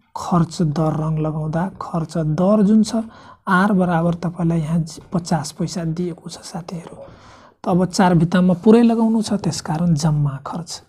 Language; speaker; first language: Nepali; non-native, local second language; Maithili